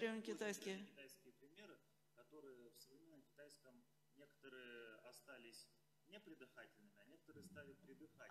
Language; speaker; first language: Russian; native; Russian